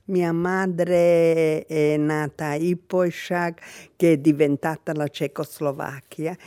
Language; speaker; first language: Italian; non-native, fluent; Hungarian